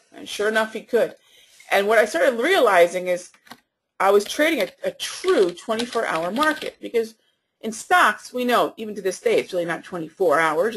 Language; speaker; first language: English; native; English